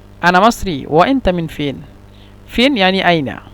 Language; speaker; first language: Arabic; non-native, fluent; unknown